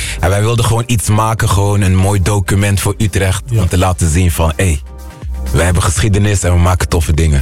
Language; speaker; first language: Dutch; non-native, local second language; Papiamento